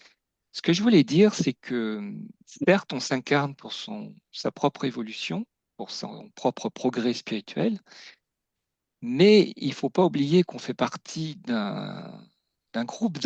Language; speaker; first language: French; native; French